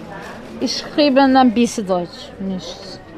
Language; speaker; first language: German; non-native, learner; Portuguese